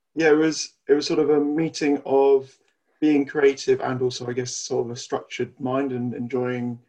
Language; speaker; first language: English; native; English